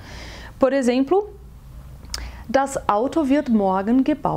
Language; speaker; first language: German; non-native, fluent; Portuguese